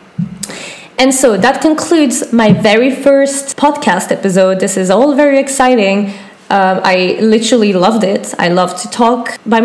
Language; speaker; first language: English; non-native, fluent; French